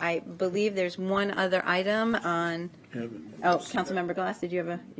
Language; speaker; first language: English; native; English